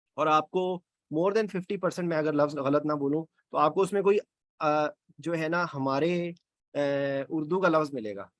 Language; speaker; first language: Urdu; native; Urdu